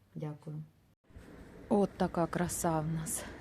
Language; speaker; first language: Ukrainian; non-native, local second language; Russian